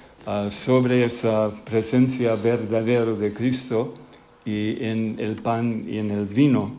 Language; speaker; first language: Spanish; non-native, fluent; English